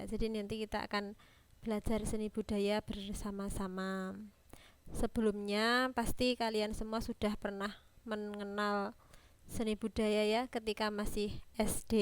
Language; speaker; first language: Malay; non-native, local second language; Javanese